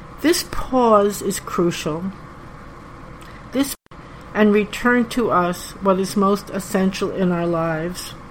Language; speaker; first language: English; native; English